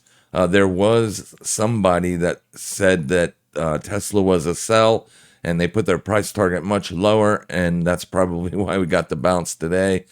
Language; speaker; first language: English; native; English